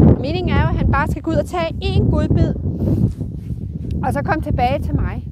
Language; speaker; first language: Danish; native; Danish